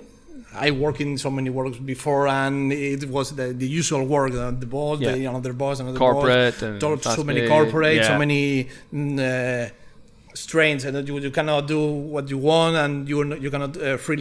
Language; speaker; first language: English; non-native, fluent; Spanish